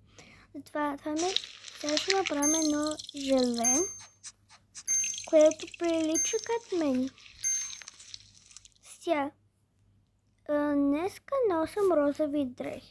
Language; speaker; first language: Bulgarian; early bilingual, heritage; Bulgarian